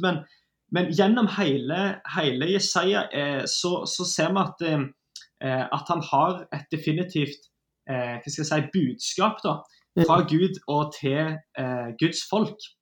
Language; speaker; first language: Norwegian; native; Norwegian